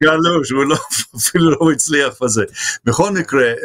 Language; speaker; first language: Hebrew; non-native, fluent; English